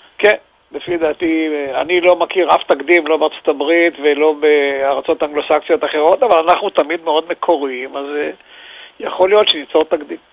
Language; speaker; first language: Hebrew; native; Hebrew